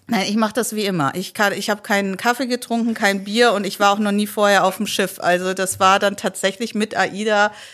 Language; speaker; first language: German; early bilingual, other home language; Polish